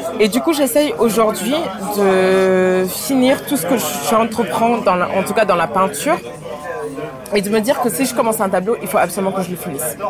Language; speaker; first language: French; early bilingual, other home language; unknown